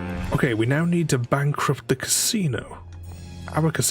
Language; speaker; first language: English; native; English